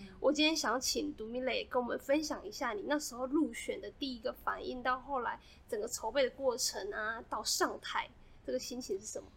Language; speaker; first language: Chinese; native; Chinese